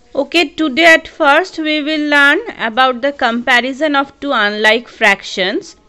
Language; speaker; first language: English; non-native, local second language; Bangla